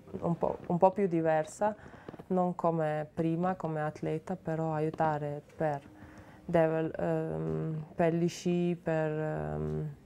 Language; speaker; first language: Italian; non-native, learner; Slovenian